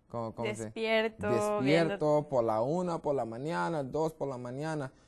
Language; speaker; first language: Spanish; non-native, learner; English